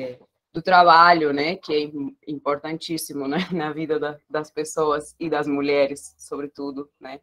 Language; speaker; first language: Portuguese; non-native, fluent; Spanish